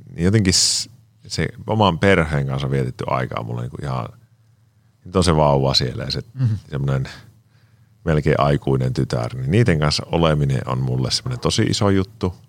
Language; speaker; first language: Finnish; native; Finnish